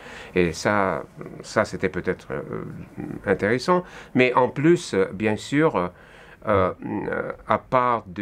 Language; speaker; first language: French; non-native, fluent; Russian